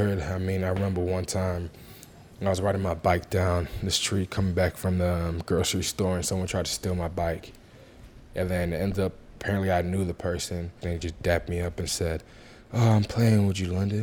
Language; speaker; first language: English; native; English